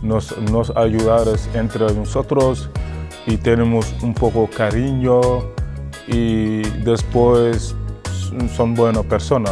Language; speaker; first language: Spanish; non-native, fluent; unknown